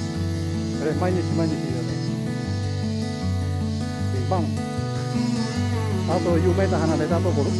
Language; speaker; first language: Japanese; non-native, learner; Spanish